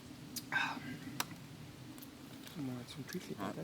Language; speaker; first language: French; native; French